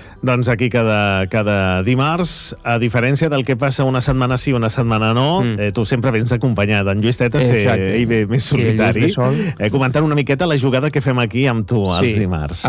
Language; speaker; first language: Catalan; native; Catalan